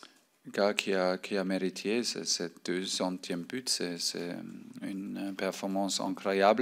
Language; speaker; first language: French; non-native, fluent; German